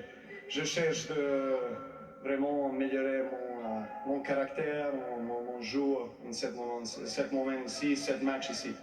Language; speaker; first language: French; non-native, fluent; Serbian